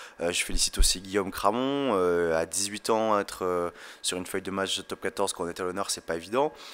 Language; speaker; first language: French; native; French